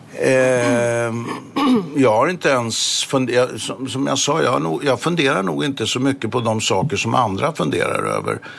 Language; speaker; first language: Swedish; native; Swedish